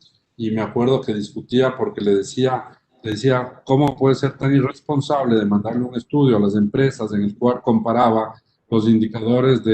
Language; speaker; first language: Spanish; native; Spanish